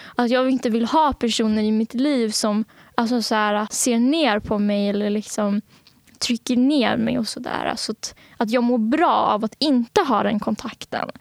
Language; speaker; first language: Swedish; early bilingual, other home language; Bangla